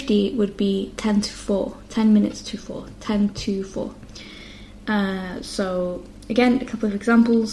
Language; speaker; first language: English; native; English